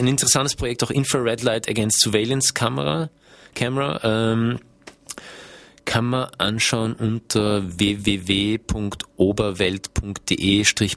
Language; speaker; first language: German; native; German